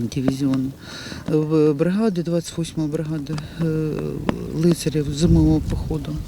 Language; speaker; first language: Ukrainian; native; Ukrainian